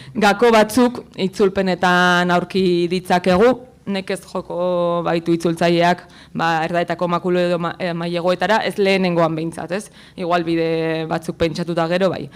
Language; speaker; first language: Basque; native; Basque